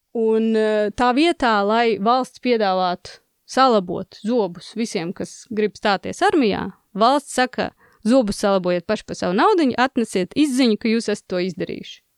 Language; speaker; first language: Latvian; non-native, local second language; Russian